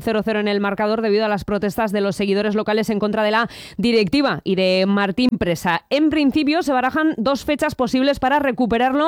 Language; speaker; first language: Spanish; native; Spanish